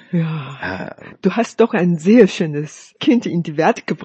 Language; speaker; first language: German; non-native, fluent; Chinese